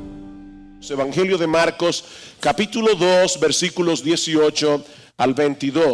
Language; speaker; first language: Spanish; native; Spanish